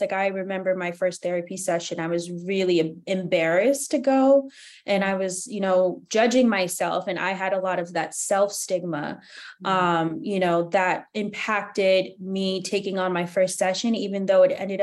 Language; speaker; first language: English; native; English